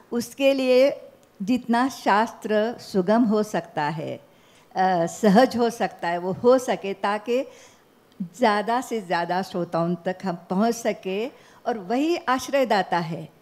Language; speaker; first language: Hindi; non-native, local second language; Marathi